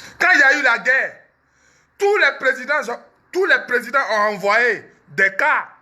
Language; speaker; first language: French; early bilingual, other home language; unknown